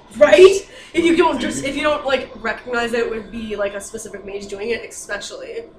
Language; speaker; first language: English; native; English